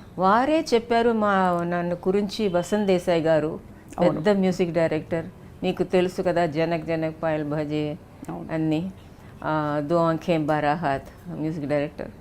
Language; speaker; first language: Telugu; non-native, local second language; Tamil